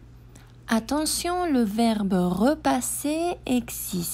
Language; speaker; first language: French; non-native, fluent; Spanish